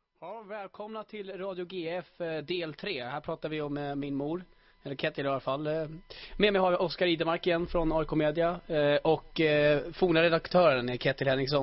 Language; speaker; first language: Swedish; native; Swedish